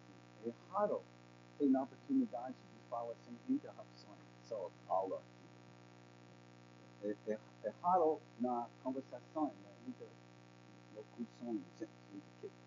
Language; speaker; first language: Portuguese; non-native, learner; English